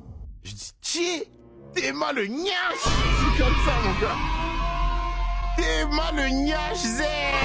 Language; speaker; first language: French; native; French